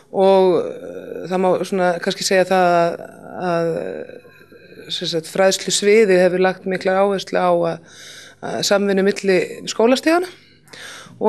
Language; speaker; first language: Icelandic; native; Icelandic